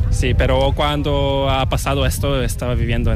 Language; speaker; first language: Spanish; non-native, learner; Korean